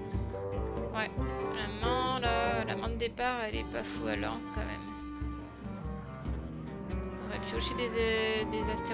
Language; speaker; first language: French; native; French